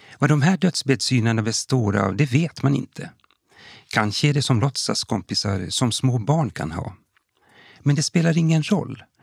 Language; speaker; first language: Swedish; native; Swedish